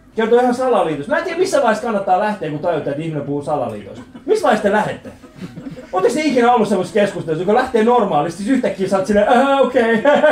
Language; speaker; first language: Finnish; early bilingual, other home language; Persian